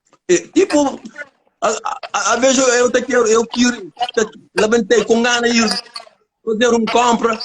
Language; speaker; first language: Portuguese; non-native, learner; Kabuverdianu